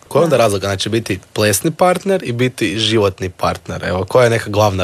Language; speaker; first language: Serbian; native; Serbian